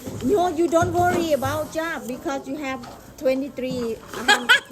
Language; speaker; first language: English; non-native, learner; Thai